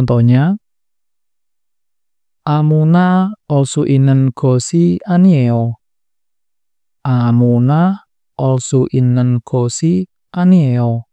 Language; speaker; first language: Korean; non-native, fluent; Indonesian